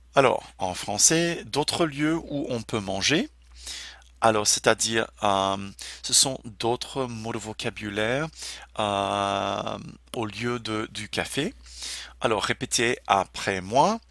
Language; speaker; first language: French; non-native, fluent; English